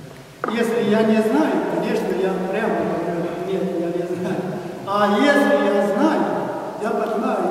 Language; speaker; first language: Russian; non-native, fluent; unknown